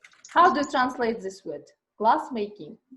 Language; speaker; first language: English; non-native, learner; Kazakh